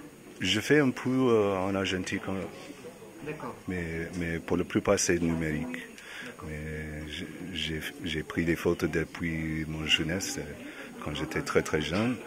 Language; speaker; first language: French; non-native, learner; English